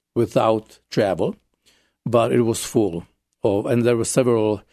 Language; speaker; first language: English; non-native, fluent; Czech